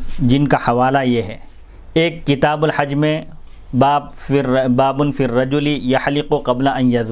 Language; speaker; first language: Urdu; native; Urdu